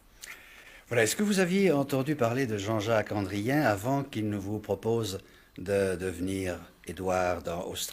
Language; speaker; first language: French; native; French